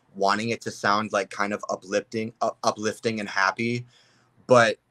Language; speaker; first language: English; native; English